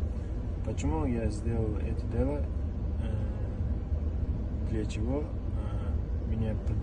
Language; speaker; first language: Russian; non-native, learner; Uzbek